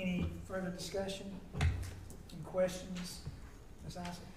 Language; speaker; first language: English; native; English